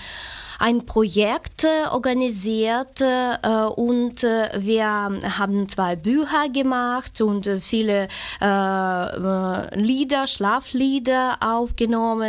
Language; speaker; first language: German; non-native, fluent; Ukrainian